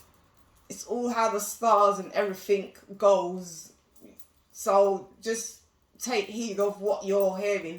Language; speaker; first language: English; native; English